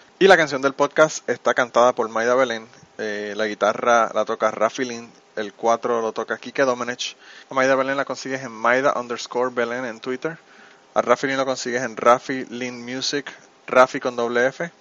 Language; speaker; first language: Spanish; native; Spanish